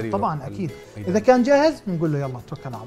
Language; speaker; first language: Arabic; native; Arabic